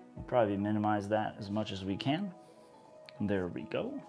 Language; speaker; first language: English; native; English